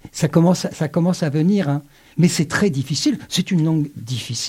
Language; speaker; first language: French; native; French